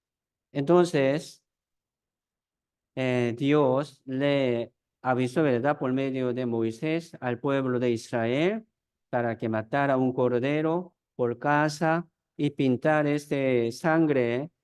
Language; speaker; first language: Spanish; non-native, fluent; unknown